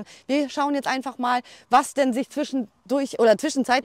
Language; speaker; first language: German; native; German